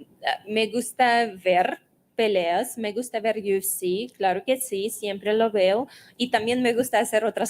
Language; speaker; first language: Spanish; non-native, fluent; Russian